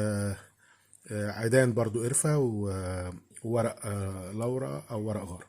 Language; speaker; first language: Arabic; native; Arabic